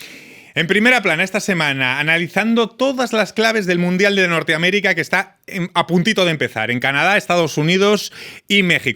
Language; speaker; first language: Spanish; native; Spanish